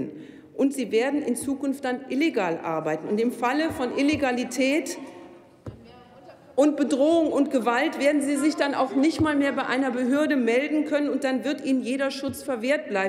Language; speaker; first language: German; native; German